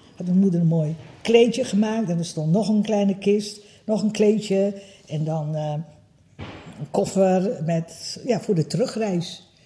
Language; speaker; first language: Dutch; early bilingual, other home language; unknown